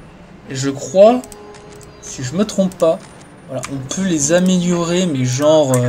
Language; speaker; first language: French; native; French